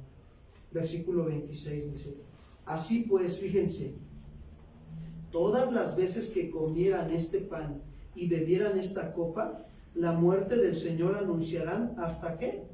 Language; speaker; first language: Spanish; native; Spanish